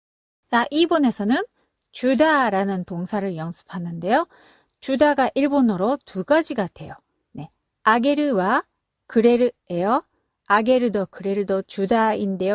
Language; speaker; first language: Korean; non-native, fluent; Japanese